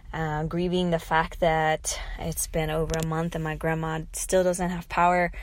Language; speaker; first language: English; early bilingual, other home language; Spanish